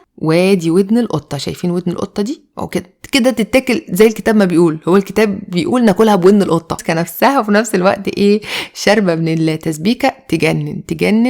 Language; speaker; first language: Arabic; native; Arabic